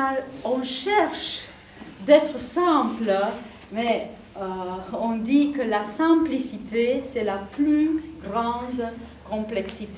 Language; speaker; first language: French; non-native, fluent; Italian